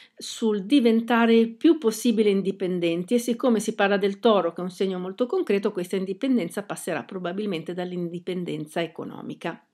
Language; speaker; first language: Italian; native; Italian